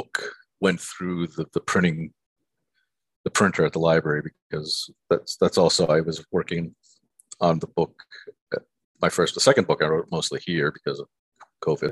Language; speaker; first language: English; native; English